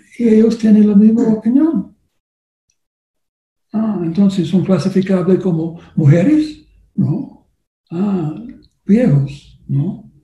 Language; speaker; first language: Spanish; non-native, learner; English